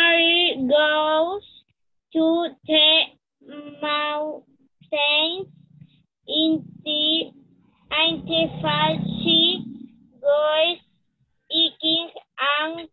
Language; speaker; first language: English; non-native, learner; Spanish